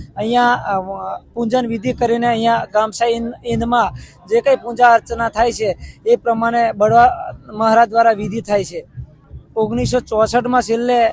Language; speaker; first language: Gujarati; non-native, local second language; Rathawi